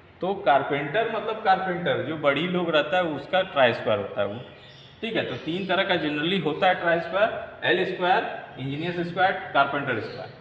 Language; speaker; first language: Hindi; native; Hindi